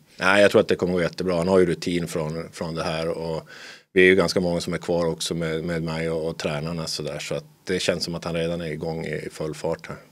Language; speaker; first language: Swedish; native; Swedish